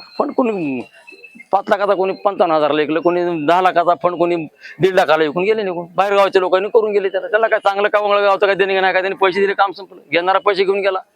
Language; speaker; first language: Marathi; native; Marathi